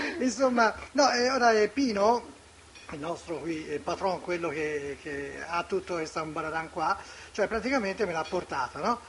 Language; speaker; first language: Italian; native; Italian